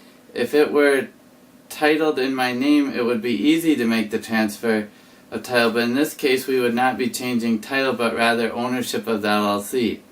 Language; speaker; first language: English; native; English